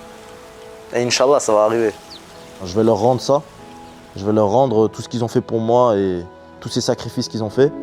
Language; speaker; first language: French; early bilingual, other home language; Chechen